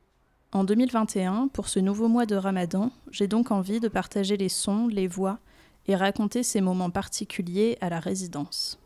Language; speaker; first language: French; native; French